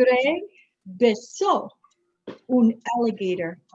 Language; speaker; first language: Spanish; non-native, learner; English